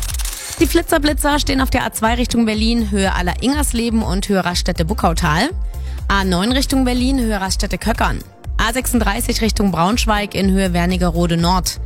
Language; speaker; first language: German; native; German